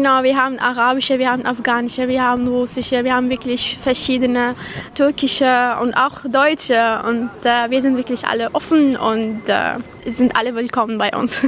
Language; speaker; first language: German; non-native, fluent; Arabic